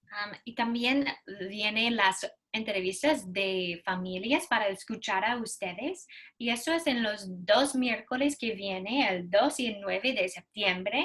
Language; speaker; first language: Spanish; non-native, learner; English